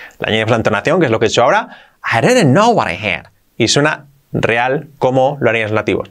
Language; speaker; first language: Spanish; native; Spanish